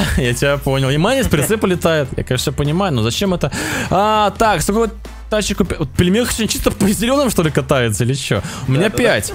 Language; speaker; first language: Russian; native; Russian